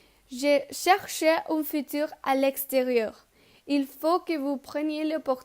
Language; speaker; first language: French; non-native, learner; Spanish